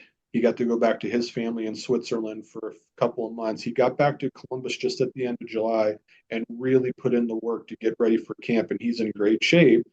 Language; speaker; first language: English; native; English